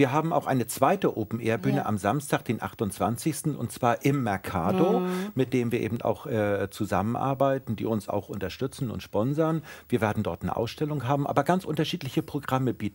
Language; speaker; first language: German; native; German